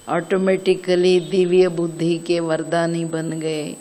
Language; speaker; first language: Hindi; non-native, local second language; Kannada